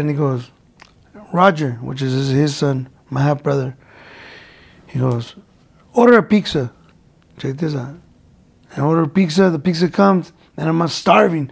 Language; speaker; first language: English; early bilingual, other home language; Spanish